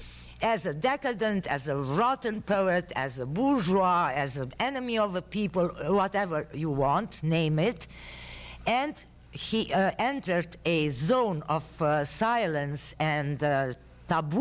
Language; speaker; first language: English; non-native, fluent; Romanian